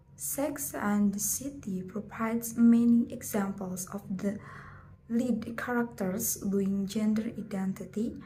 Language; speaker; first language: English; non-native, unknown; Indonesian